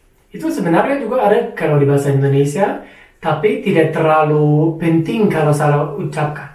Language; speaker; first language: Indonesian; non-native, fluent; German